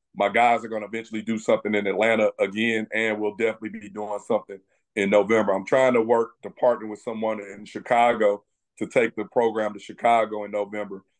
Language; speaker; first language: English; native; English